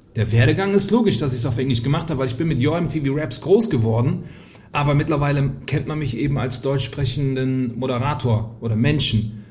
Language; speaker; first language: German; early bilingual, heritage; Polish